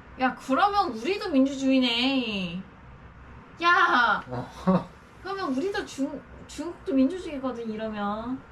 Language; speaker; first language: Korean; non-native, fluent; Chinese